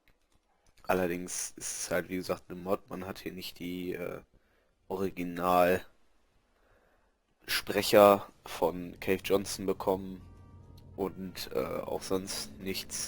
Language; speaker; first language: German; native; German